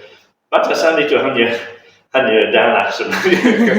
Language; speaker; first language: Indonesian; non-native, fluent; English